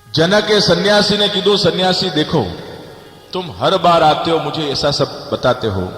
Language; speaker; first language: Hindi; non-native, local second language; Gujarati